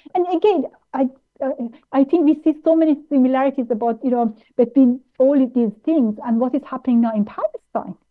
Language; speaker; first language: English; non-native, fluent; German